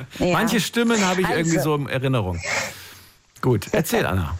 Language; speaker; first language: German; native; German